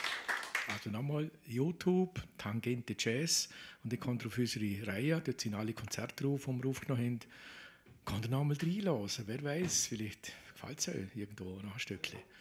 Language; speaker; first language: German; native; German